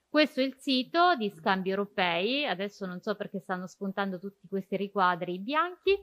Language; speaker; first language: Italian; native; Italian